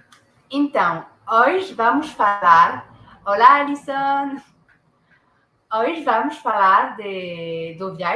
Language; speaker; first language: Portuguese; non-native, learner; French